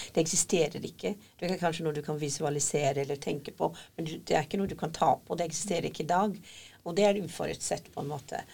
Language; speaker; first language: Norwegian; non-native, fluent; English